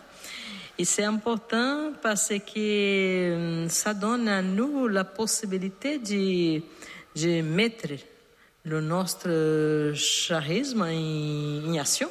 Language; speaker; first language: French; non-native, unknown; Portuguese